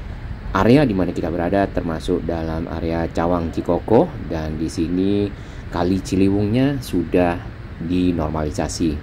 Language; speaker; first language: Indonesian; native; Indonesian